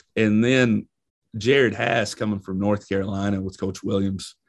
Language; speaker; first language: English; native; English